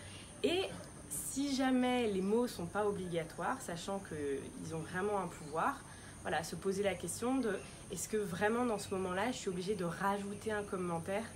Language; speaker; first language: French; native; French